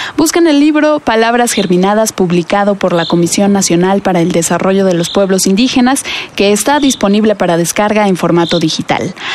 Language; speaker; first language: Spanish; native; Spanish